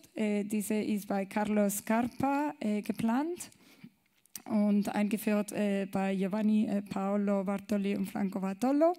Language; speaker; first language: German; non-native, learner; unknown